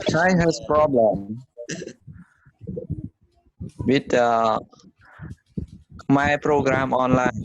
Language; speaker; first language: English; non-native, learner; Khmer